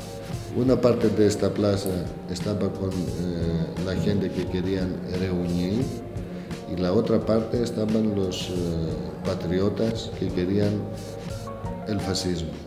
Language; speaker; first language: Spanish; non-native, learner; Greek